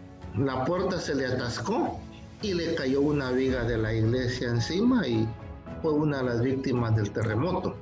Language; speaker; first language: Spanish; native; Spanish